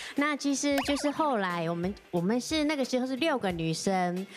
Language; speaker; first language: Chinese; non-native, fluent; Japanese